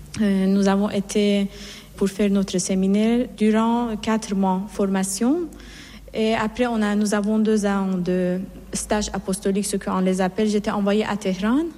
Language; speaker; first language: French; non-native, fluent; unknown